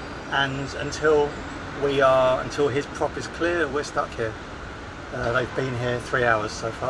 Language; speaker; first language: English; native; English